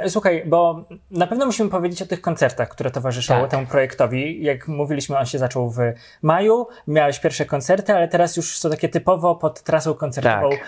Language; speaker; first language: Polish; native; Polish